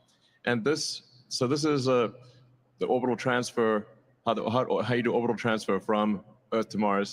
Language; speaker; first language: English; native; English